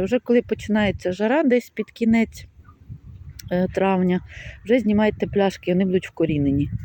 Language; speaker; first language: Ukrainian; native; Ukrainian